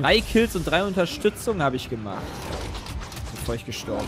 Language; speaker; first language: German; native; German